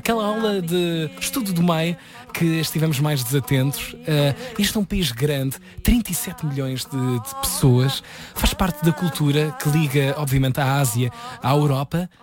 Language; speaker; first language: Portuguese; native; Portuguese